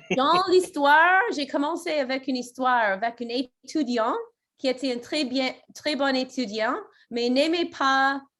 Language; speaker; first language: French; non-native, fluent; English